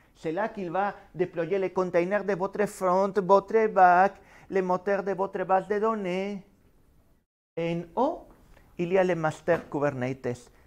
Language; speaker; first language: French; non-native, fluent; Spanish